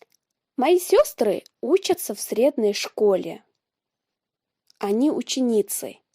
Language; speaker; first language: Russian; non-native, fluent; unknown